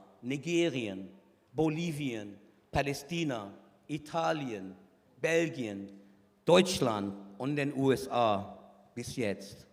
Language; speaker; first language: German; non-native, fluent; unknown